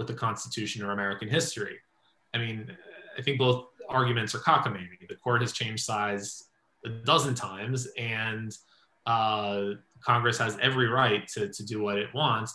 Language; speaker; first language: English; native; English